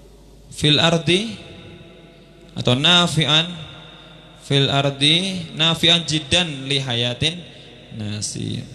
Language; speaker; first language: Arabic; non-native, fluent; Indonesian